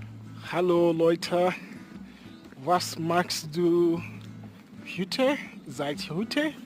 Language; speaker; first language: German; non-native, learner; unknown